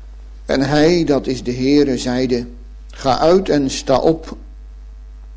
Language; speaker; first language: Dutch; native; Dutch